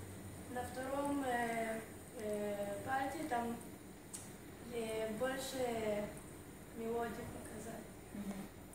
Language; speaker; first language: Russian; early bilingual, heritage; Russian